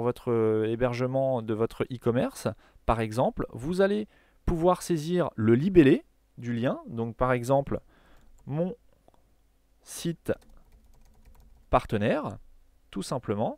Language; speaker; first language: French; native; French